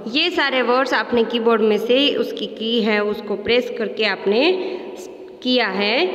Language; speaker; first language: Hindi; non-native, local second language; Gujarati